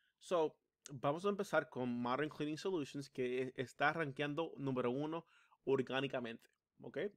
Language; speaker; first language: Spanish; early bilingual, heritage; Spanish